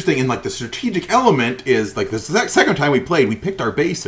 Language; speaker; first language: English; native; English